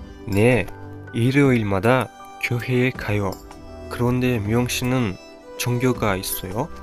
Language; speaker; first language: Korean; non-native, fluent; Kyrgyz